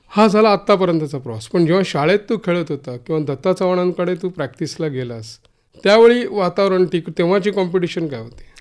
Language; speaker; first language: Marathi; native; Marathi